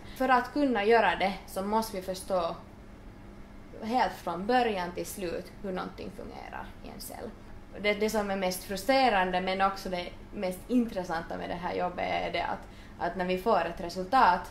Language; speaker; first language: Swedish; non-native, local second language; Finnish